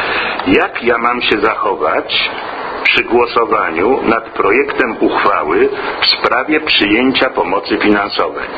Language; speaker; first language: Polish; native; Polish